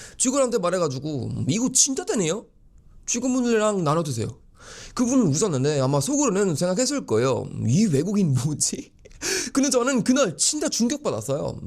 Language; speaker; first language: Korean; non-native, fluent; Swedish